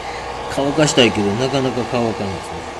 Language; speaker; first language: Japanese; native; Japanese